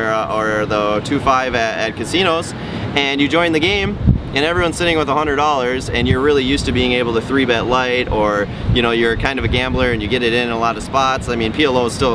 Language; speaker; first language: English; native; English